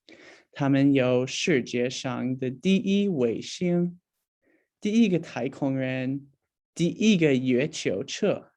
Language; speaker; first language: Chinese; non-native, learner; English